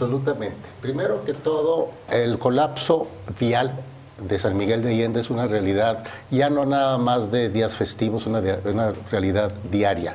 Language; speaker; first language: Spanish; native; Spanish